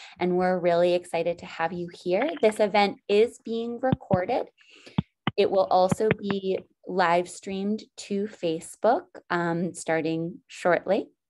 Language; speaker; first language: English; native; English